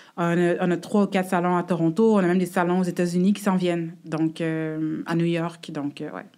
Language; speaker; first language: French; native; French